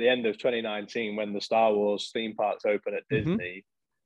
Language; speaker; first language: English; native; English